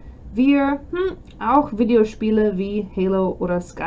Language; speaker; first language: German; non-native, fluent; English